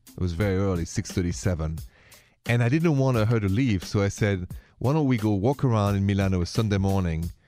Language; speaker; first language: English; non-native, fluent; French